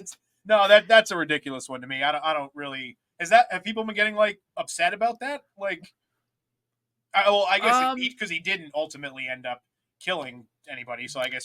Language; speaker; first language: English; native; English